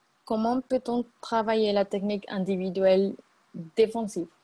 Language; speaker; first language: French; non-native, learner; Spanish